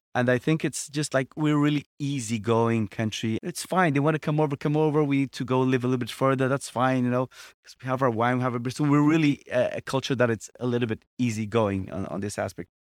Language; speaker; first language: English; non-native, fluent; Portuguese